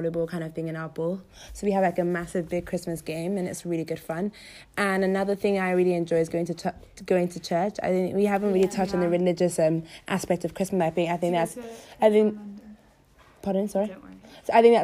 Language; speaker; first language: English; non-native, local second language; Yoruba